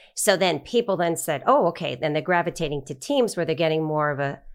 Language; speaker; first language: English; native; English